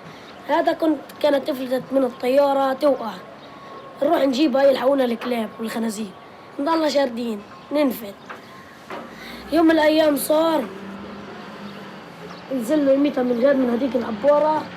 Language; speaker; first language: Arabic; native; Arabic